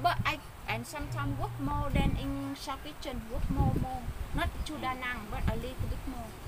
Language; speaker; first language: English; non-native, learner; Vietnamese